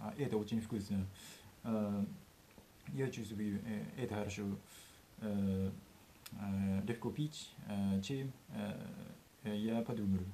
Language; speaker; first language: Russian; non-native, learner; Japanese